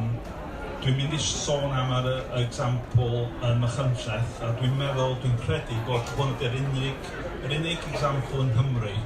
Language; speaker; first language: Welsh; non-native, local second language; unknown